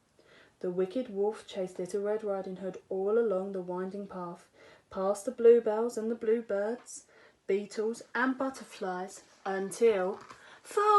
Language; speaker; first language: English; native; English